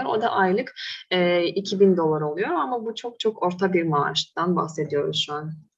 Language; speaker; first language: Turkish; non-native, fluent; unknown